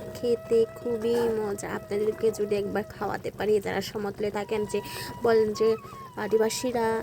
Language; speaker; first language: Bangla; non-native, local second language; Chakma